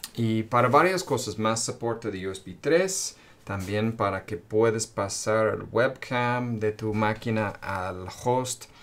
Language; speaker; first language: Spanish; non-native, fluent; English